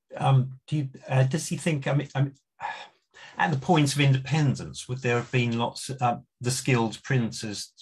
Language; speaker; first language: English; native; English